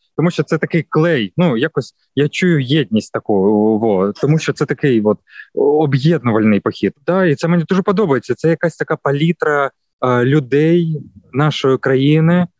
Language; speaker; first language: Ukrainian; non-native, local second language; Russian